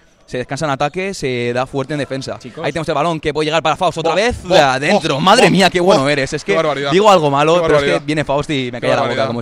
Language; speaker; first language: Spanish; native; Spanish